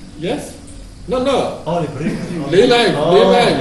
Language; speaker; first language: English; non-native, learner; Burmese